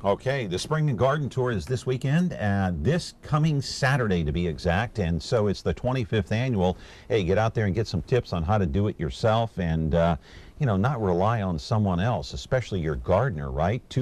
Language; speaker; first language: English; native; English